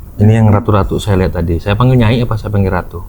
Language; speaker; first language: Indonesian; native; Indonesian